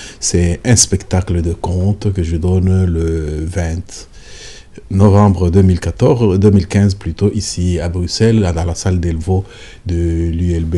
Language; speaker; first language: French; non-native, local second language; Lingala